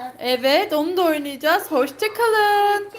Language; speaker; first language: Turkish; native; Turkish